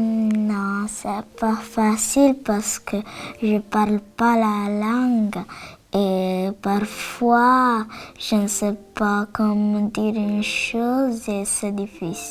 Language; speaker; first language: French; non-native, learner; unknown